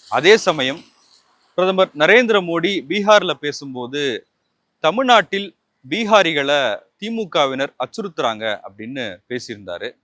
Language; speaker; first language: Tamil; native; Tamil